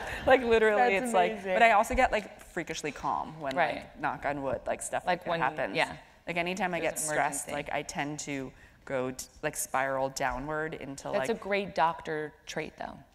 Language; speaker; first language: English; native; English